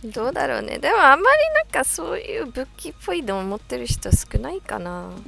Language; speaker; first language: Japanese; non-native, fluent; English